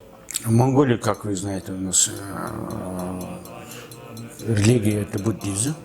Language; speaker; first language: Russian; non-native, fluent; Mongolian